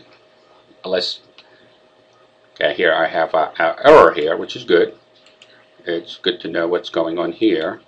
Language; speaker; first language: English; non-native, fluent; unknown